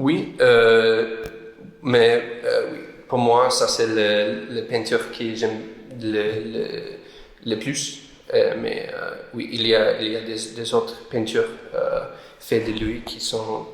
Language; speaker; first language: French; non-native, learner; English